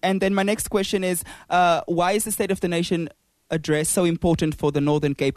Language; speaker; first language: English; non-native, local second language; Afrikaans